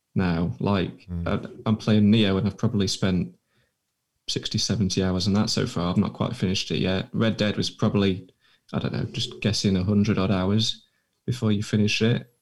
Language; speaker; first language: English; native; English